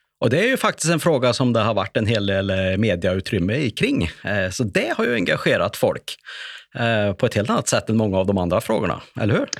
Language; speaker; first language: Swedish; native; Swedish